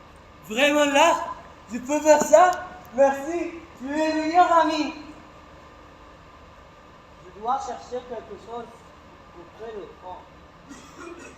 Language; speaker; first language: French; non-native, learner; Arabic